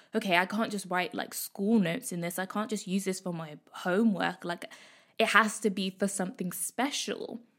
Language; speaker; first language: English; native; English